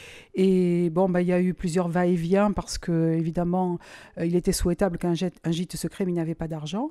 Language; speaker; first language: French; native; French